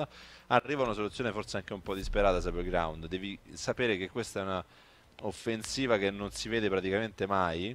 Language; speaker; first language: Italian; native; Italian